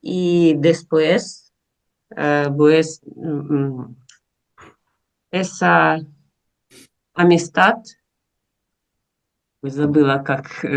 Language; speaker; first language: Spanish; non-native, learner; Russian